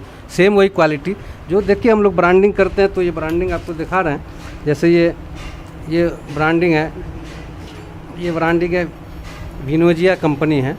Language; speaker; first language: Hindi; native; Hindi